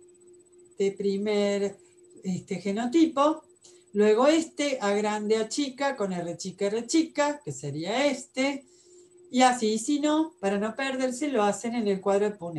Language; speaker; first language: Spanish; native; Spanish